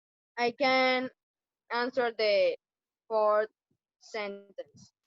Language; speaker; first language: English; non-native, learner; Spanish